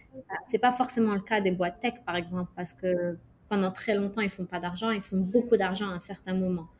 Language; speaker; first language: French; non-native, local second language; Arabic